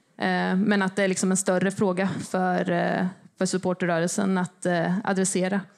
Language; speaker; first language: Swedish; native; Swedish